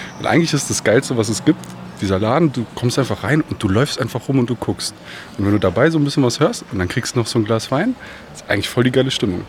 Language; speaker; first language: German; early bilingual, other home language; Bosnian